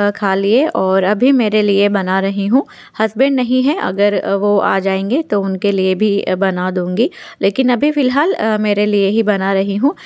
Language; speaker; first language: Hindi; non-native, local second language; Telugu